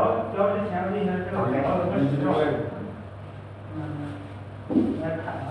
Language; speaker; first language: Chinese; native; Chinese